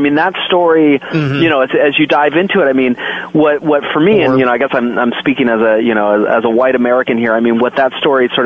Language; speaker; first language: English; native; English